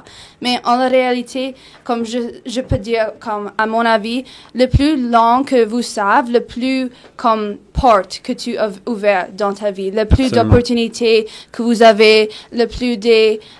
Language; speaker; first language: French; non-native, local second language; English